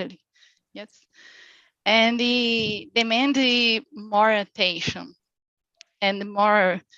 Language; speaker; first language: English; non-native, learner; Portuguese